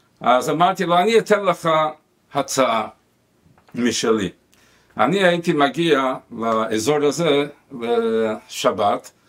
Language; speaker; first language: Hebrew; non-native, fluent; Spanish